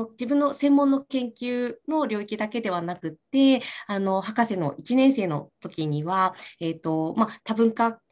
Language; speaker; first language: Japanese; native; Japanese